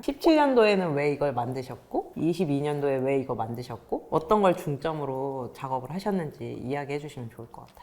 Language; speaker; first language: Korean; native; Korean